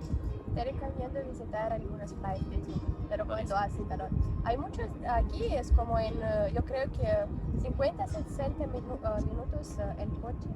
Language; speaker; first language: Spanish; non-native, fluent; Russian